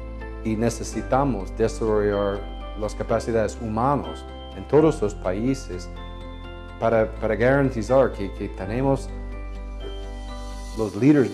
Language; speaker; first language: Spanish; non-native, fluent; English